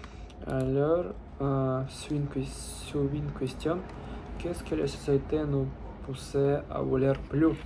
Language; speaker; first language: French; non-native, learner; Russian